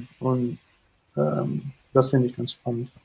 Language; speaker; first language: German; non-native, fluent; Dutch